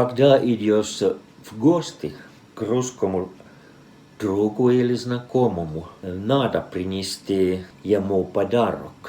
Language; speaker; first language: Russian; non-native, fluent; Finnish